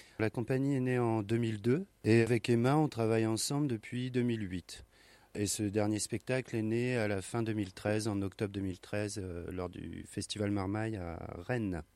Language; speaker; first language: French; native; French